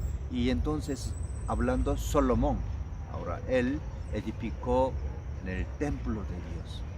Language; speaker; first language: Spanish; non-native, learner; Korean